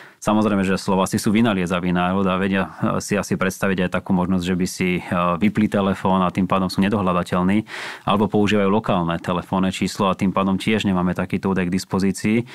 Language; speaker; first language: Slovak; native; Slovak